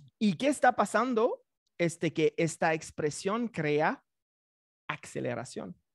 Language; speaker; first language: Spanish; non-native, fluent; French